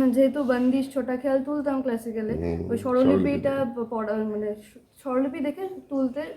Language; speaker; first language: Bangla; native; Bangla